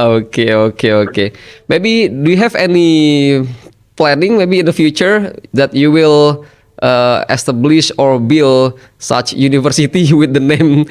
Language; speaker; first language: English; non-native, fluent; Indonesian